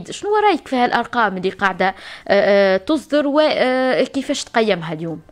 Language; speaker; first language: Arabic; native; Arabic